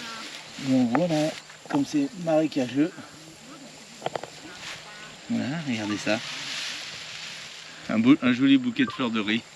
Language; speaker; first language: French; native; French